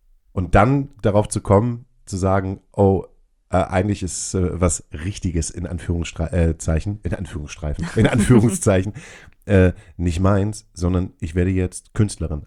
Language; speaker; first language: German; native; German